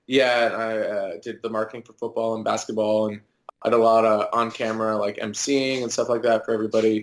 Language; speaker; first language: English; native; English